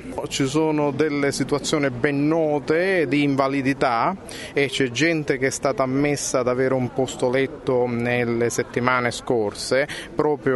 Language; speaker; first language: Italian; native; Italian